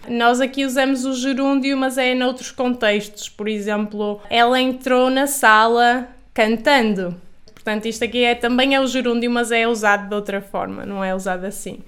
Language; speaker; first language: Portuguese; native; Portuguese